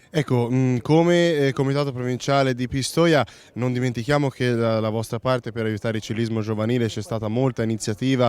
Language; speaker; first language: Italian; native; Italian